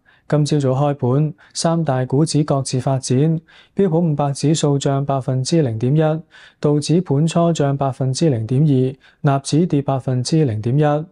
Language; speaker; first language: Cantonese; native; Cantonese